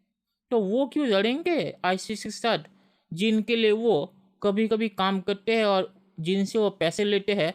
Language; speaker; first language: Hindi; native; Hindi